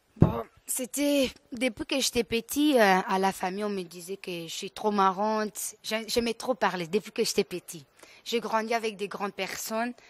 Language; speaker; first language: French; non-native, local second language; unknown